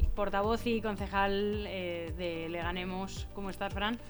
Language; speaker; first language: Spanish; native; Spanish